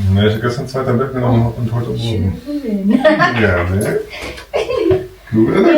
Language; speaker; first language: German; native; German